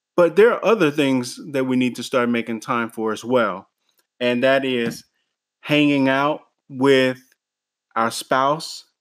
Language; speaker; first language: English; native; English